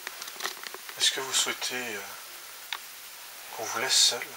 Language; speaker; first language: French; native; French